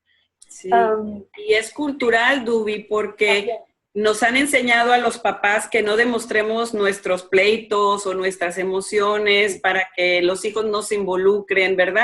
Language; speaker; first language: Spanish; native; Spanish